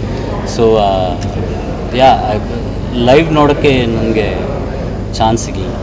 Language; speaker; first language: Kannada; non-native, learner; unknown